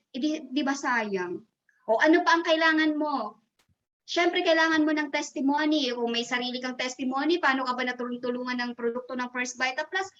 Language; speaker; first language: Filipino; non-native, local second language; Masbatenyo